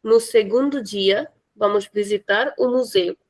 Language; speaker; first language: Portuguese; non-native, fluent; Hindi